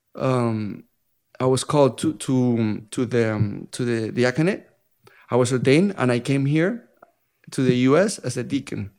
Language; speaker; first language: English; non-native, fluent; Spanish